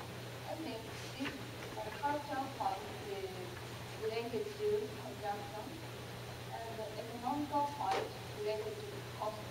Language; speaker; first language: English; non-native, fluent; Japanese